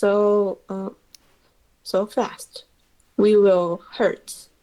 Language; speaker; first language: English; non-native, learner; Chinese